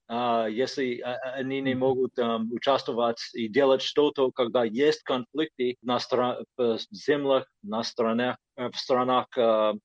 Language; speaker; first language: Russian; non-native, fluent; English